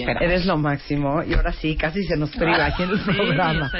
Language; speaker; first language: Spanish; native; Spanish